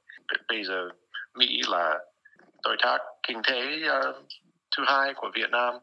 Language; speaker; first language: Vietnamese; non-native, fluent; English